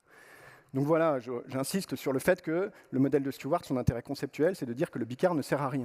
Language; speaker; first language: French; native; French